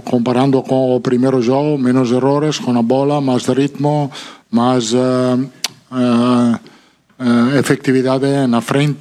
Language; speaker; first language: Portuguese; non-native, learner; Italian